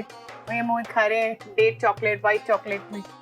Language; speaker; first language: Hindi; native; Hindi